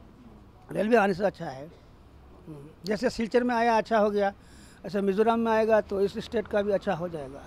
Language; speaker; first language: Hindi; non-native, local second language; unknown